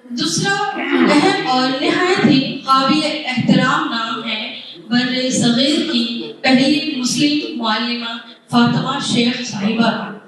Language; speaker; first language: Urdu; native; Urdu